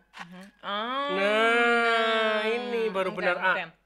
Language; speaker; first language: Indonesian; non-native, learner; English